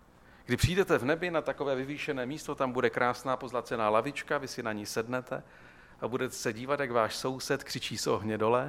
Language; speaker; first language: Czech; native; Czech